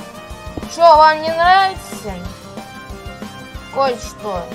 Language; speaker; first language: Russian; native; Russian